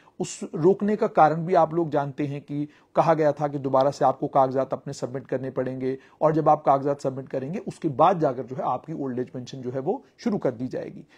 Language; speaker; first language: Hindi; non-native, local second language; Kashmiri